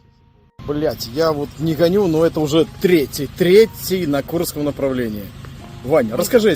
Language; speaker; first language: Russian; native; Russian